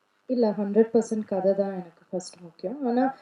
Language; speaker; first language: Tamil; non-native, local second language; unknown